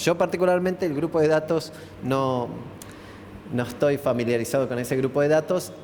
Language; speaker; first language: Spanish; native; Spanish